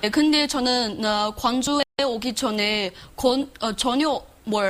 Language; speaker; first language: Korean; non-native, learner; Chinese